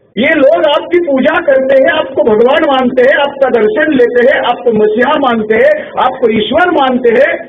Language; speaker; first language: Hindi; non-native, local second language; Marathi